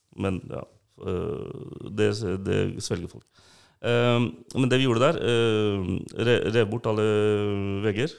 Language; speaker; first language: Norwegian; non-native, local second language; Urdu